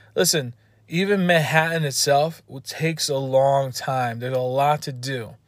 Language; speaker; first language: English; native; English